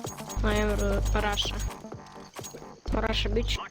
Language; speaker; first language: English; non-native, learner; Russian